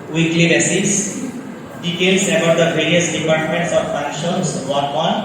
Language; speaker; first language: English; non-native, local second language; Bangla